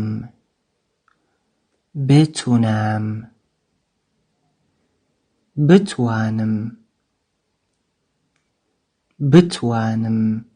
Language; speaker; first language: Persian; non-native, fluent; Central Kurdish